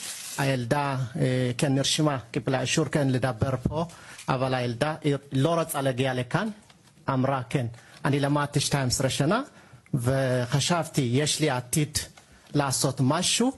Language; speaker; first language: Hebrew; non-native, learner; Tigrinya